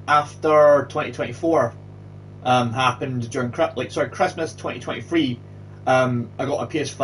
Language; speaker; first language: English; native; English